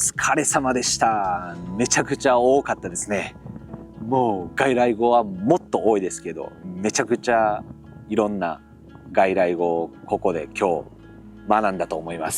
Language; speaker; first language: Japanese; non-native, fluent; English